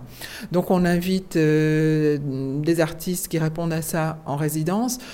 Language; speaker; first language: French; native; French